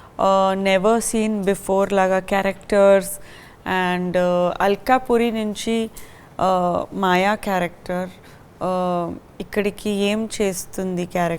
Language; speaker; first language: Telugu; non-native, learner; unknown